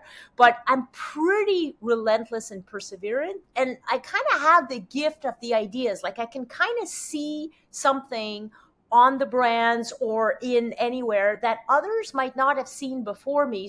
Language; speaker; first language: English; non-native, fluent; French